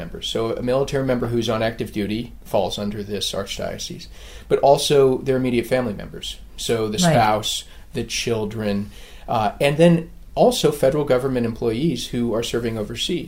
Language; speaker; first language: English; native; English